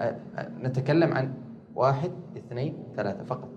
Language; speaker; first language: Arabic; native; Arabic